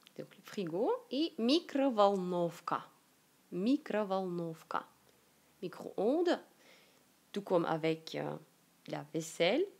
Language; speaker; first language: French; non-native, fluent; Russian